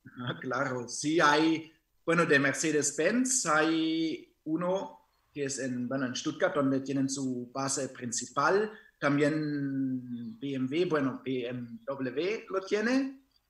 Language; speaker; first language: Spanish; non-native, fluent; German